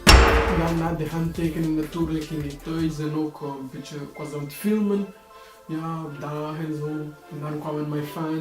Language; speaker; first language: Dutch; early bilingual, other home language; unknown